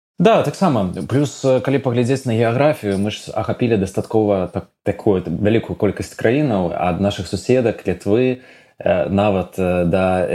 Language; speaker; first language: Belarusian; non-native, local second language; Russian